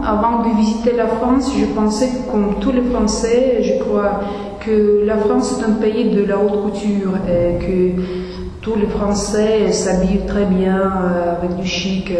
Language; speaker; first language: French; non-native, fluent; Russian